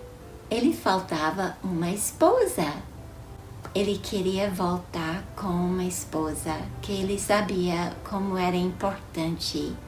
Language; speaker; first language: Portuguese; non-native, fluent; English